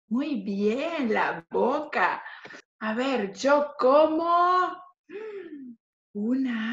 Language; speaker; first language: Spanish; non-native, fluent; English